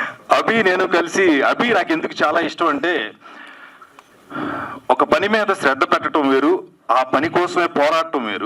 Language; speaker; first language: Telugu; native; Telugu